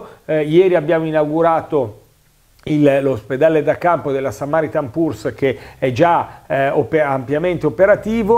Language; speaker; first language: Italian; native; Italian